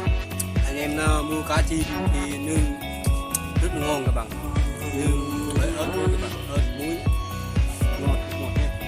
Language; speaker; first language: Vietnamese; non-native, local second language; Jarai